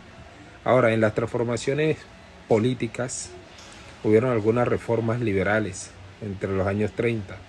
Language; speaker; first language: Spanish; native; Spanish